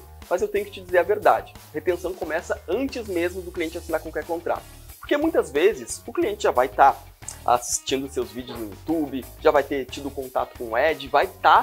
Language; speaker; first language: Portuguese; native; Portuguese